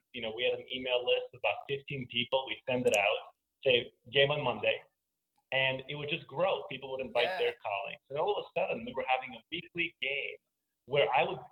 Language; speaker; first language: English; native; English